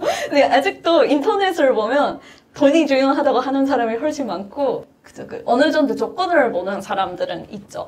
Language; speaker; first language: Korean; non-native, fluent; Japanese